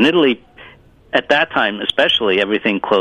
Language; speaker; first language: English; early bilingual, other home language; Italian